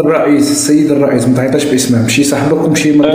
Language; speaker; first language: Arabic; native; Arabic